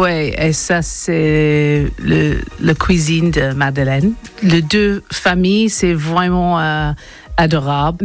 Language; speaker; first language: French; non-native, learner; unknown